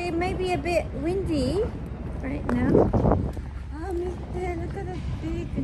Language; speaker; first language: English; non-native, fluent; Japanese